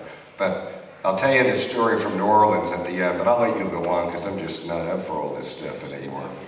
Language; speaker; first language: English; native; English